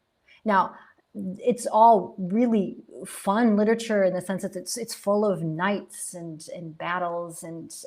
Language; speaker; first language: English; native; English